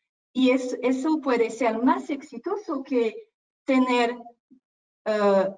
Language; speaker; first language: Spanish; non-native, fluent; French